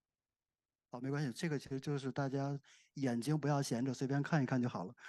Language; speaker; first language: Chinese; native; Chinese